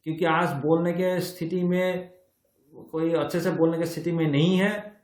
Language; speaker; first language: Hindi; non-native, local second language; Assamese